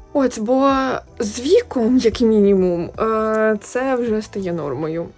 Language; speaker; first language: Ukrainian; native; Ukrainian